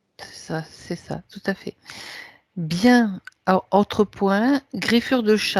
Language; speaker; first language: French; native; French